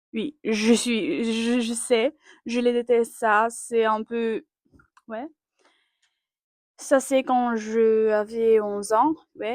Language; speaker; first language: French; non-native, learner; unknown